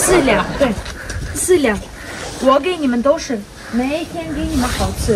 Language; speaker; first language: Chinese; non-native, learner; Ukrainian